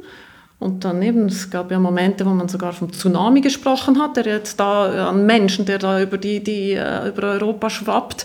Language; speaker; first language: German; native; German